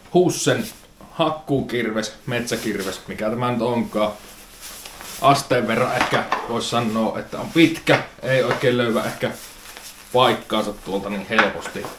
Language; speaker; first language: Finnish; native; Finnish